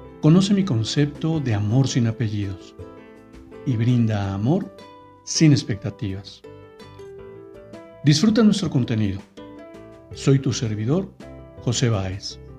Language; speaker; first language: Spanish; native; Spanish